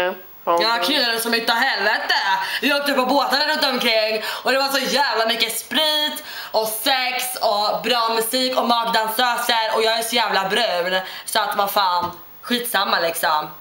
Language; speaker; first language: Swedish; native; Swedish